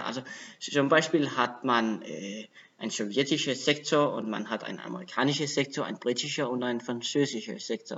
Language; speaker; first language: German; non-native, learner; Danish